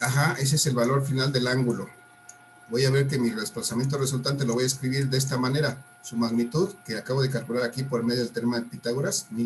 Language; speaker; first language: Spanish; native; Spanish